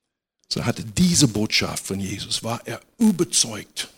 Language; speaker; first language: German; non-native, fluent; English